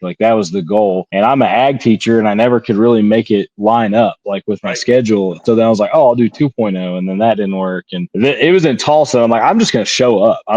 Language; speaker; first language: English; native; English